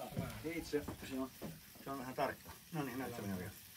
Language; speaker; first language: Finnish; native; Finnish